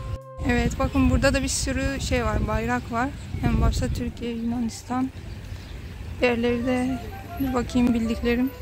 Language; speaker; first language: Turkish; early bilingual, other home language; Arabic